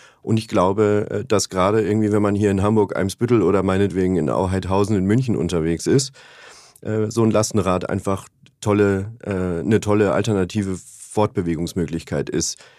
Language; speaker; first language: German; native; German